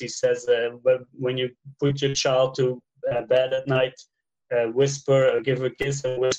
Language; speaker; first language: English; non-native, fluent; Dutch